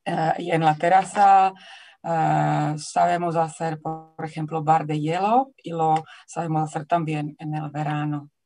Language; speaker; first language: Spanish; non-native, fluent; Czech